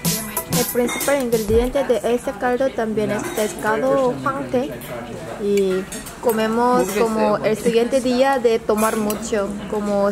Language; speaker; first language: Spanish; non-native, fluent; Korean